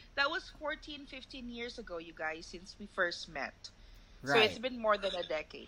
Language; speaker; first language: English; non-native, local second language; Cebuano